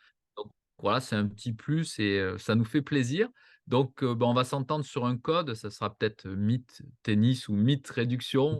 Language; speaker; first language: French; native; French